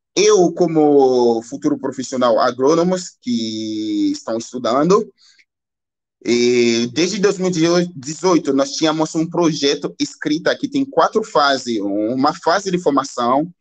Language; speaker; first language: Portuguese; non-native, learner; Haitian Creole